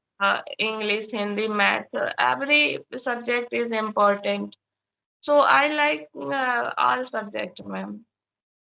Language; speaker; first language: English; non-native, learner; Hindi